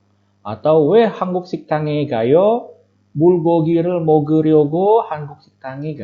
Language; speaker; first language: Korean; non-native, fluent; Indonesian